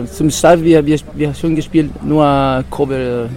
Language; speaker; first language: German; non-native, learner; Spanish